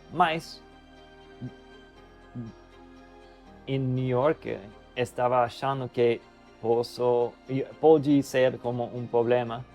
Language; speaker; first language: Portuguese; non-native, learner; English